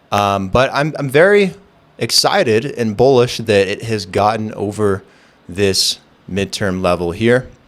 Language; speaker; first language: English; native; English